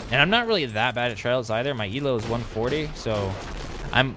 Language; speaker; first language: English; native; English